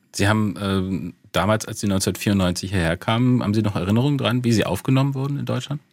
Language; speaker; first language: German; native; German